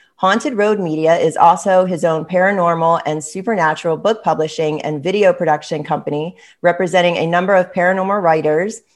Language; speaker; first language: English; native; English